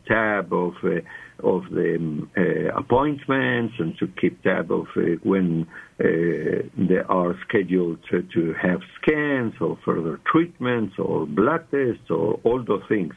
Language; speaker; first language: English; non-native, fluent; Spanish